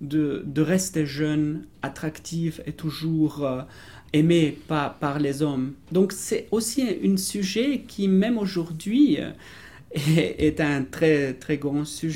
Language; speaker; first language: French; non-native, fluent; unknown